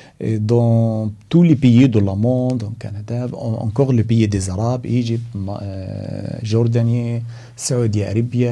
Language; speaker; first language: French; non-native, learner; Arabic